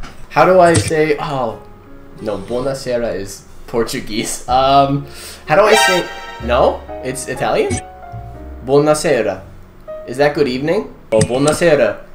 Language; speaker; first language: English; native; English